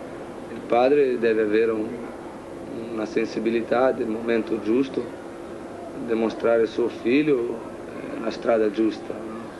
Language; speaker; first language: Italian; non-native, fluent; Portuguese